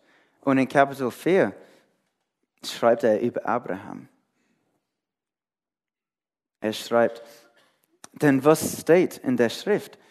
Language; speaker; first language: German; non-native, fluent; English